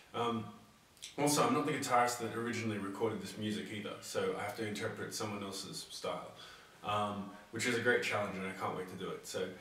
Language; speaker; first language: English; native; English